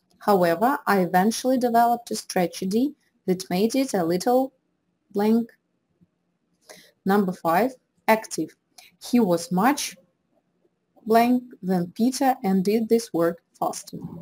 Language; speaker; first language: English; non-native, fluent; Russian